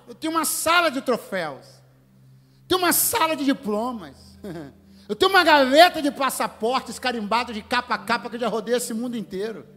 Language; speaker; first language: Portuguese; native; Portuguese